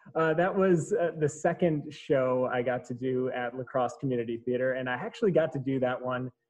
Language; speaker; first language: English; native; English